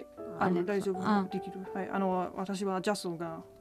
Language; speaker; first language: Japanese; non-native, learner; German